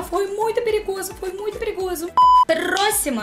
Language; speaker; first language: Portuguese; non-native, learner; Russian